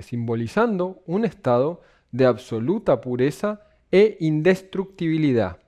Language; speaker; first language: Spanish; native; Spanish